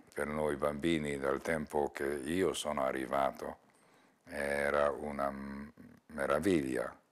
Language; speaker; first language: Italian; non-native, learner; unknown